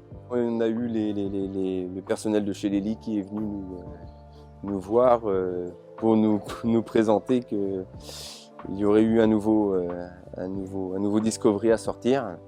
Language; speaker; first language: French; native; French